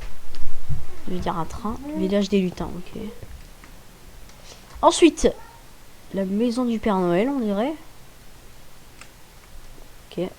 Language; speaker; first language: French; native; French